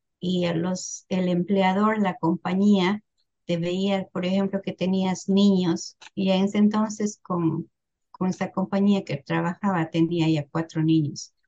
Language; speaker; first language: Spanish; native; Spanish